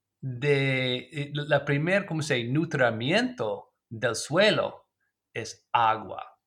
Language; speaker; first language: Spanish; non-native, learner; English